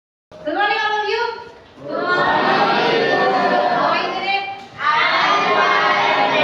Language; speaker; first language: English; non-native, learner; Indonesian